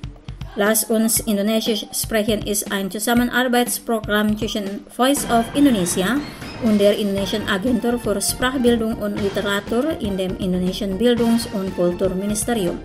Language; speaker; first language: German; non-native, fluent; Indonesian